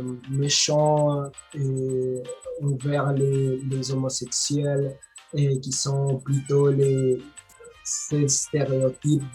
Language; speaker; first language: French; non-native, learner; Spanish